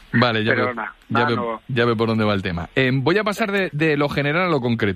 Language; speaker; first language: Spanish; native; Spanish